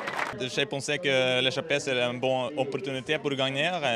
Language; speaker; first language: French; non-native, learner; Italian